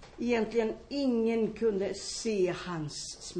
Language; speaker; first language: Swedish; non-native, fluent; Finnish